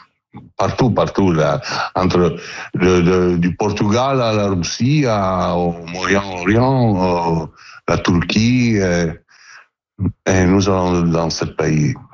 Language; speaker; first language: French; non-native, learner; Italian